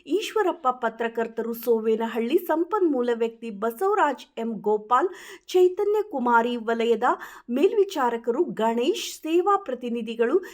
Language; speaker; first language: Kannada; native; Kannada